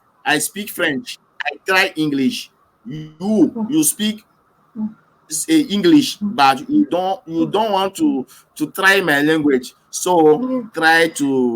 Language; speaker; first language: English; non-native, learner; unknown